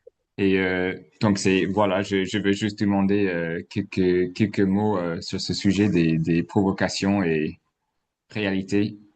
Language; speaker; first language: French; non-native, fluent; English